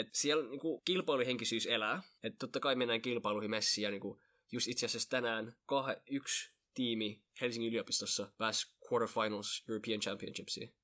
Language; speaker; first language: Finnish; early bilingual, other home language; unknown